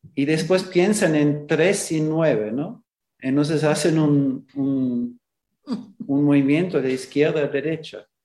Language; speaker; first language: Spanish; non-native, fluent; German